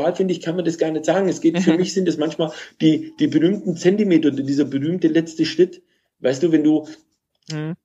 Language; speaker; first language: German; native; German